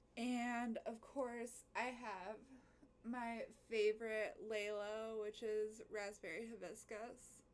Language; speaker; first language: English; native; English